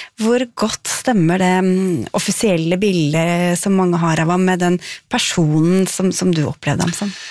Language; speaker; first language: Norwegian; native; Norwegian